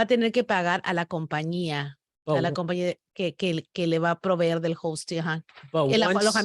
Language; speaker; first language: Spanish; native; Spanish